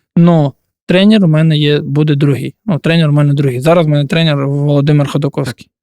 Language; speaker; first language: Ukrainian; non-native, local second language; Russian